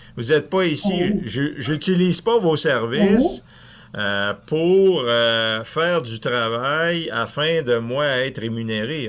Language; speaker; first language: French; native; French